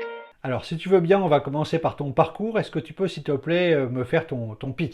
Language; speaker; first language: French; native; French